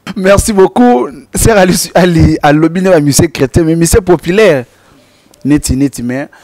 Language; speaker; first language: French; non-native, local second language; Lingala